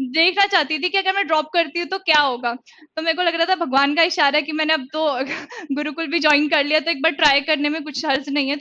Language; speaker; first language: Hindi; native; Hindi